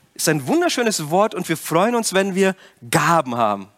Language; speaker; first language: German; non-native, fluent; Portuguese